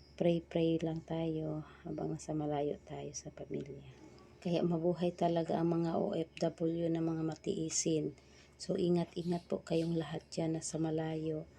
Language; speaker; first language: Filipino; non-native, local second language; Cebuano